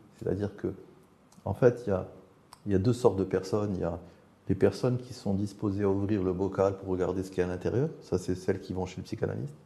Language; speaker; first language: French; non-native, local second language; Arabic